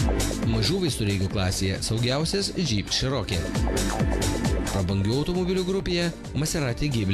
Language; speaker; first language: Lithuanian; native; Lithuanian